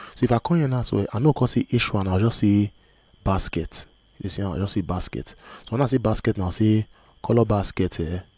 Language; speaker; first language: Nigerian Pidgin; native; Nigerian Pidgin